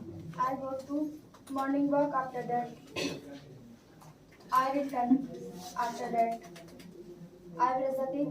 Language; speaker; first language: English; non-native, learner; Hindi